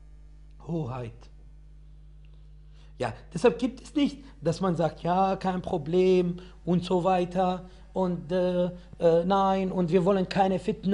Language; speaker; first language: German; non-native, fluent; Arabic